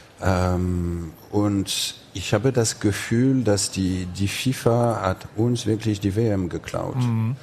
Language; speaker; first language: German; non-native, fluent; French